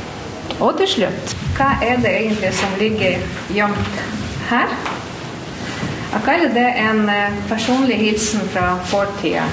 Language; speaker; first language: Norwegian; non-native, fluent; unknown